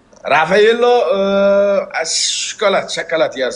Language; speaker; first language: Russian; non-native, local second language; Uzbek